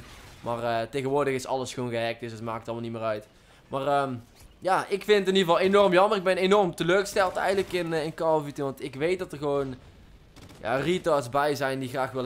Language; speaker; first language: Dutch; native; Dutch